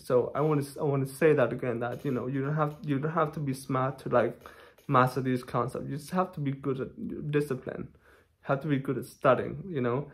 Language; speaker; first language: English; non-native, fluent; Thai